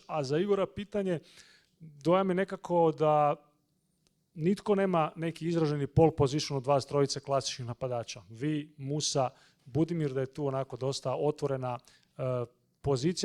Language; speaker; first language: Bosnian; native; Bosnian